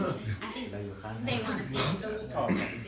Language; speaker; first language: English; native; English